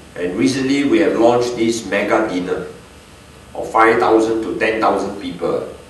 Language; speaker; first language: English; non-native, local second language; Min Nan Chinese